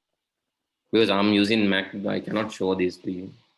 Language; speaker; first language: English; non-native, local second language; Sinhala